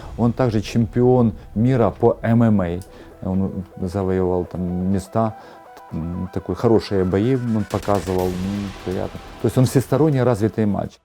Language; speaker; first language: Russian; non-native, local second language; Ukrainian